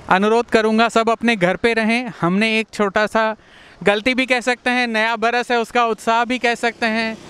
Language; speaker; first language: Hindi; non-native, local second language; Sindhi